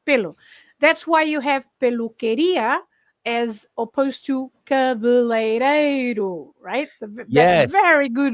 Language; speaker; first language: English; non-native, fluent; Portuguese